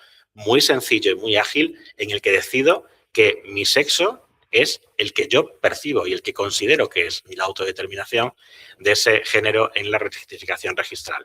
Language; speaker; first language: Spanish; native; Spanish